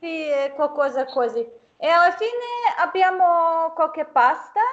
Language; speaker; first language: Italian; non-native, fluent; Serbian